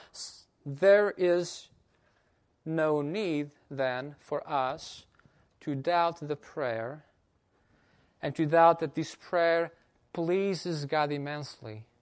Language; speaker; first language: English; non-native, fluent; Portuguese